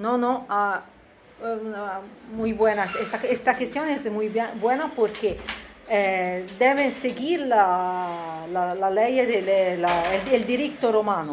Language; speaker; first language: Spanish; non-native, learner; Italian